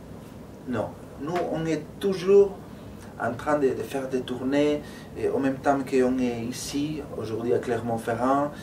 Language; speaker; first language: French; non-native, fluent; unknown